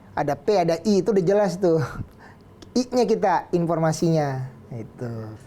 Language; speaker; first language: Indonesian; native; Indonesian